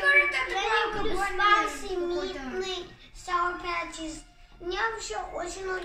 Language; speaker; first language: Russian; early bilingual, heritage; Russian